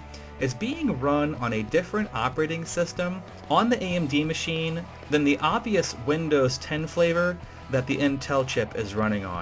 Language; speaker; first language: English; native; English